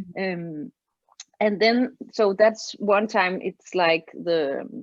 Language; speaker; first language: English; non-native, fluent; Danish